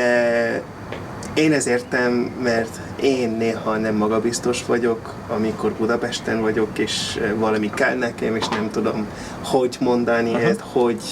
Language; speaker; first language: Hungarian; non-native, learner; English